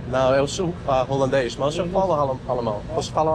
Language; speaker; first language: Portuguese; non-native, learner; Dutch